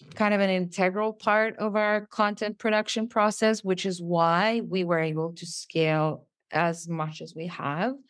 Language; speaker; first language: English; non-native, fluent; Serbian